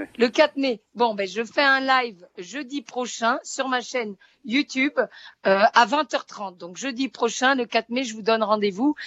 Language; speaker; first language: French; native; French